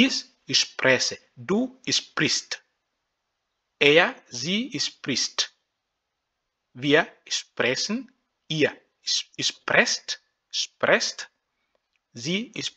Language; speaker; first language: German; non-native, fluent; French